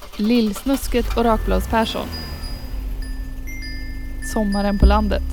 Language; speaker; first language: Swedish; native; Swedish